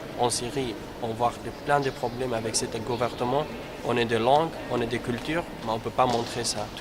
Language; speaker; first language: French; non-native, learner; Kurdish